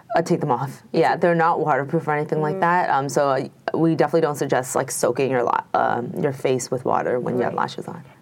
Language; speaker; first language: English; native; English